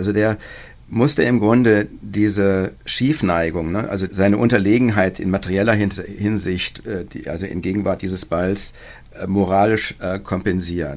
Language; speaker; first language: German; native; German